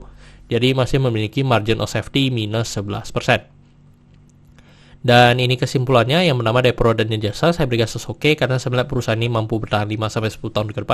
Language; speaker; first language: Indonesian; native; Indonesian